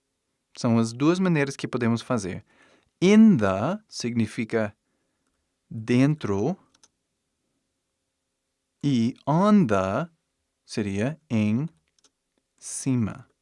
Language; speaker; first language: Portuguese; non-native, fluent; English